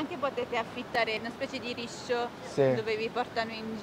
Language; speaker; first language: Italian; native; Italian